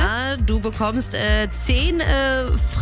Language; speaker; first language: German; native; German